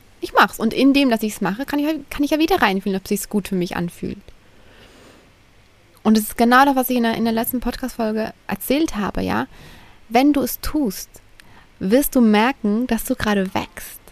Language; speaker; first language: German; native; German